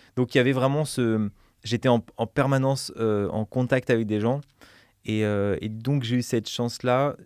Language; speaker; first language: French; native; French